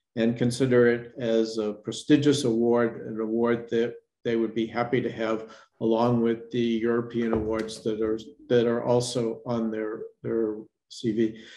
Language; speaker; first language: English; native; English